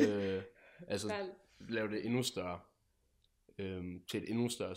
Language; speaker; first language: Danish; native; Danish